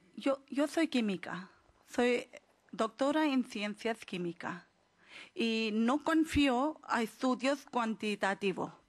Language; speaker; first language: Spanish; non-native, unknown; Urdu